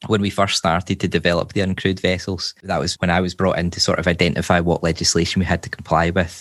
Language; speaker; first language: English; native; English